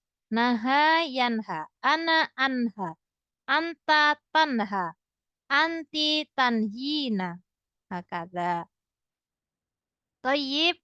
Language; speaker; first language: Arabic; non-native, fluent; Indonesian